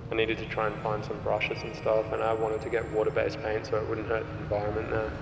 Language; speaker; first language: English; native; English